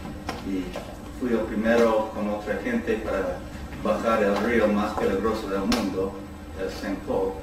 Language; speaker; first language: Spanish; non-native, learner; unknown